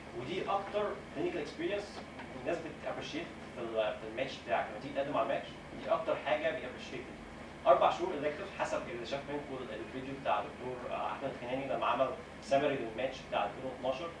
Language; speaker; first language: Arabic; native; Arabic